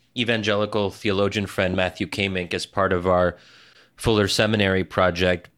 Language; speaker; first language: English; early bilingual, other home language; Arabic